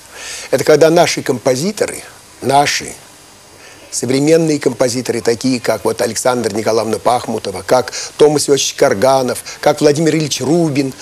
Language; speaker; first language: Russian; native; Russian